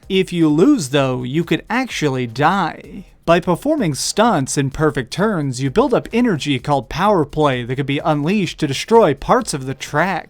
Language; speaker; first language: English; native; English